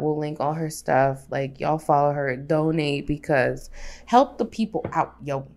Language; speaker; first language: English; early bilingual, other home language; Spanish